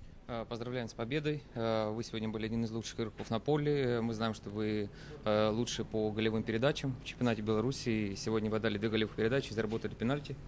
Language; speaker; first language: Russian; native; Russian